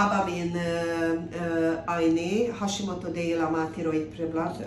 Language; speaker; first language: Turkish; non-native, learner; Hungarian